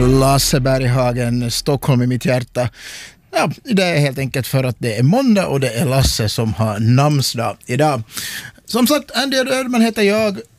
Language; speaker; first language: Swedish; native; Swedish